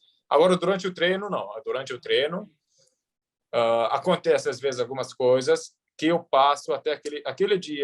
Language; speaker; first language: Portuguese; early bilingual, heritage; Arabic